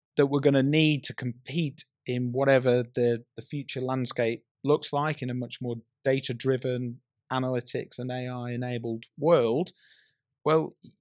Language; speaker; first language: English; native; English